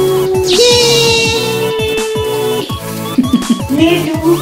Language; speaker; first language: Japanese; early bilingual, heritage; Japanese